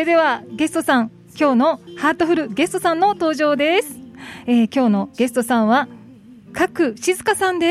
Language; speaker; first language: Japanese; native; Japanese